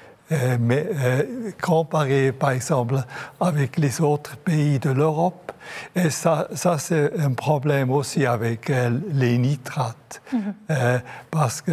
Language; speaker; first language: French; non-native, local second language; German